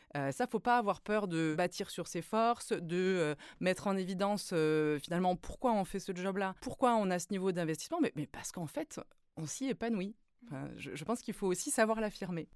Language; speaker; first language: French; native; French